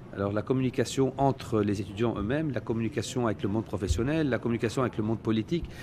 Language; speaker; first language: French; non-native, local second language; Arabic